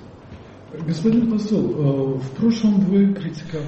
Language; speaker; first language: Russian; non-native, local second language; Tajik